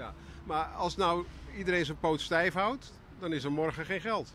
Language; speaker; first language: Dutch; native; Dutch